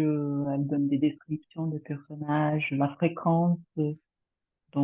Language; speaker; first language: French; non-native, fluent; Portuguese